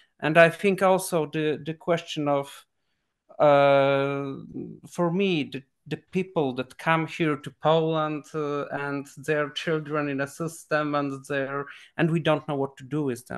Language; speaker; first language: English; non-native, fluent; Polish